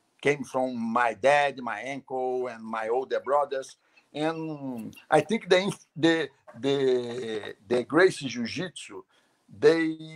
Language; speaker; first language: English; non-native, learner; Portuguese